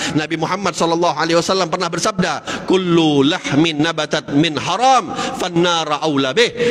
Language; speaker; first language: Malay; native; Malay